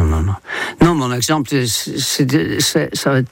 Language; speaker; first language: French; non-native, fluent; Dutch